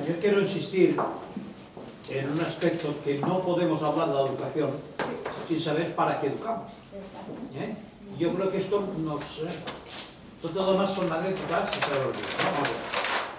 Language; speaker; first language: Spanish; non-native, local second language; Catalan